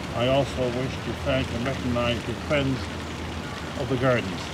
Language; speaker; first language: English; native; English